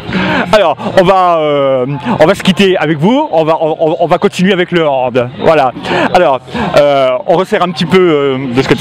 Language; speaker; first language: French; native; French